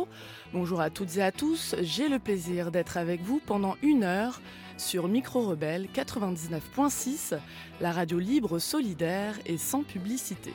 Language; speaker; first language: French; native; French